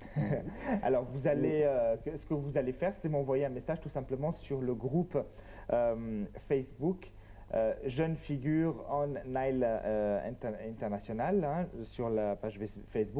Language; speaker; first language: French; native; French